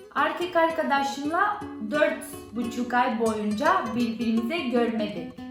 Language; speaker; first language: Turkish; non-native, learner; Spanish